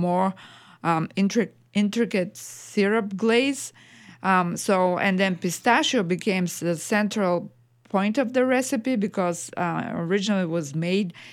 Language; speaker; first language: English; non-native, fluent; Bulgarian